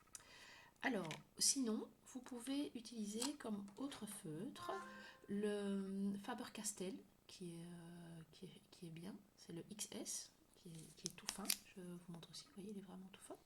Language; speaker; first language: French; native; French